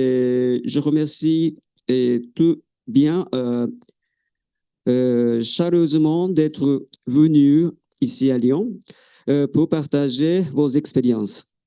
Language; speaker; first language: French; non-native, fluent; Japanese